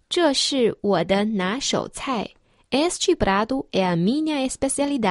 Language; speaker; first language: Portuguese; non-native, fluent; Chinese